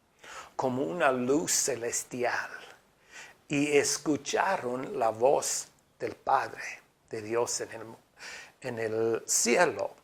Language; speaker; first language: Spanish; non-native, fluent; English